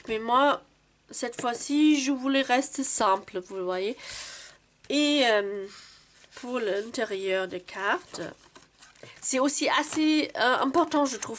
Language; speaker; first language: French; non-native, fluent; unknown